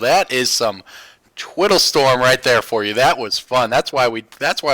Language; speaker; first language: English; native; English